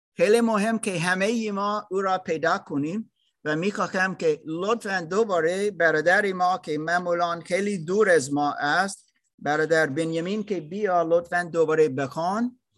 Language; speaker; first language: Persian; non-native, learner; German